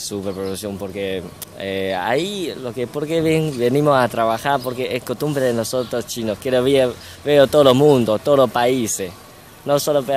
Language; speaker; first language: Spanish; non-native, learner; Chinese